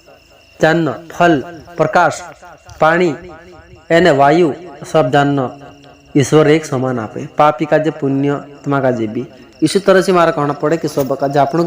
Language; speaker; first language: Hindi; non-native, local second language; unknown